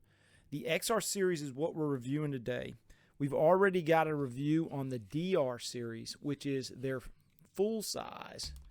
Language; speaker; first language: English; native; English